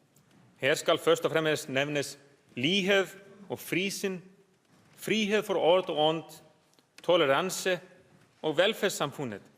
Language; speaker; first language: Danish; non-native, fluent; Icelandic